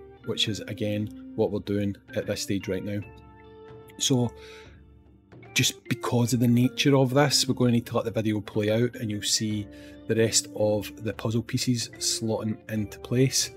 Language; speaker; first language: English; native; English